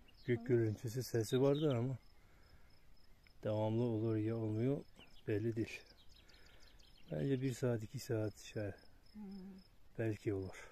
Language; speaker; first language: Turkish; non-native, fluent; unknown